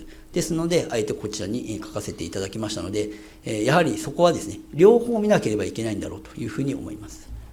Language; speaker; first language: Japanese; native; Japanese